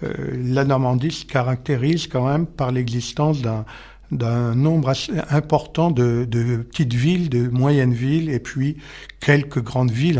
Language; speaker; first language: French; native; French